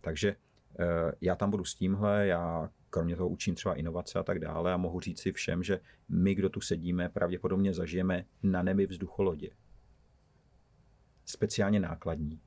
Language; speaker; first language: Czech; native; Czech